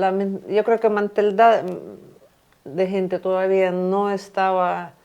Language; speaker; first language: Spanish; non-native, fluent; Russian